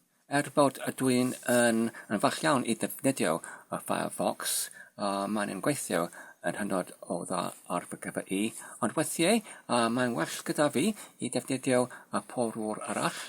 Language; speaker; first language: Welsh; non-native, learner; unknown